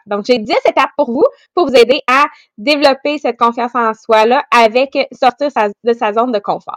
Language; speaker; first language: French; native; French